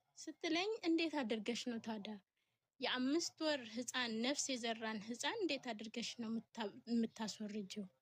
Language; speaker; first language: Amharic; native; Amharic